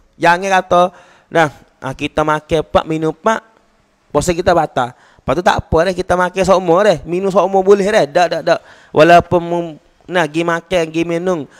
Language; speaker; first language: Malay; native; Malay